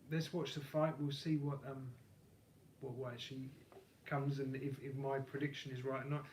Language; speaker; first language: English; native; English